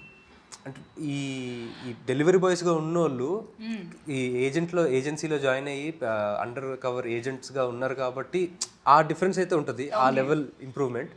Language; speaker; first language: Telugu; native; Telugu